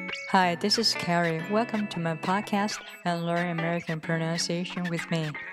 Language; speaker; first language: English; non-native, fluent; Chinese